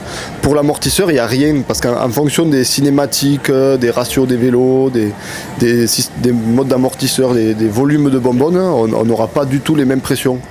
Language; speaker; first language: French; native; French